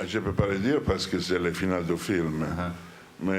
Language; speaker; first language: French; non-native, learner; Italian